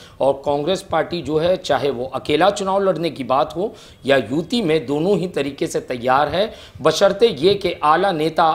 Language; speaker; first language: Hindi; non-native, local second language; Marathi